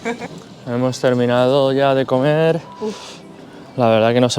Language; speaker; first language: Spanish; native; Spanish